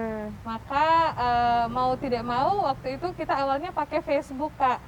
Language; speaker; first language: Indonesian; native; Indonesian